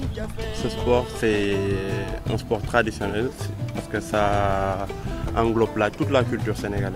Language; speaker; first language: French; non-native, local second language; Wolof